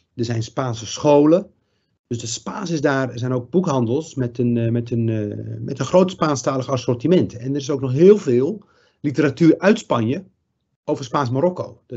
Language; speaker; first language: Dutch; early bilingual, other home language; Riffian